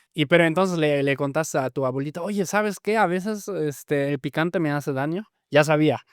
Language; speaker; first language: Spanish; non-native, fluent; German